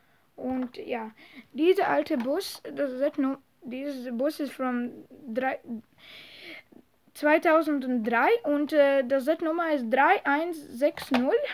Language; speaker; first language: German; non-native, learner; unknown